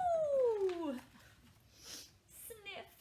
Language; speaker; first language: English; native; English